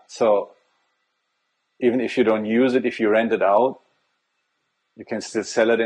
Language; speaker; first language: English; non-native, fluent; German